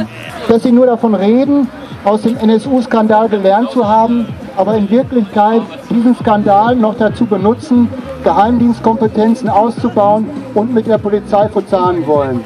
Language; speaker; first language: German; native; German